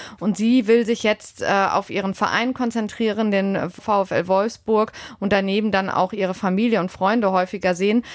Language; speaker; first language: German; native; German